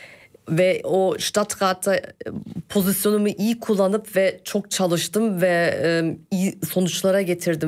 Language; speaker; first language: Turkish; early bilingual, heritage; Turkish